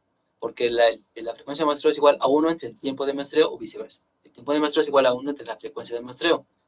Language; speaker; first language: Spanish; native; Spanish